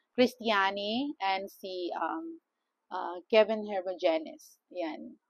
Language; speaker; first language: Filipino; non-native, local second language; Cebuano